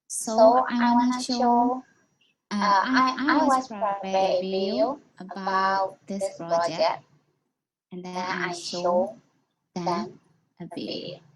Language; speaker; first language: English; non-native, learner; Burmese